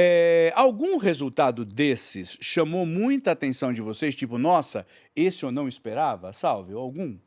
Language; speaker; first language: Portuguese; native; Portuguese